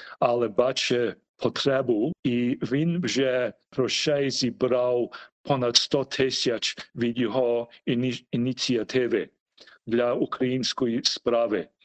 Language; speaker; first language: Ukrainian; early bilingual, heritage; Ukrainian